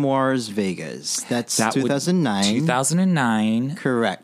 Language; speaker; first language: English; non-native, local second language; Filipino